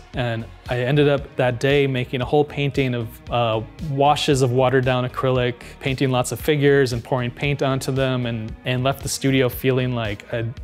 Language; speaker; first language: English; native; English